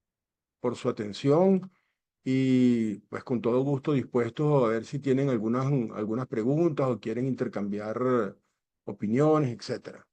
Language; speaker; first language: Spanish; native; Spanish